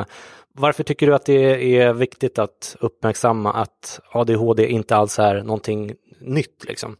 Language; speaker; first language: Swedish; native; Swedish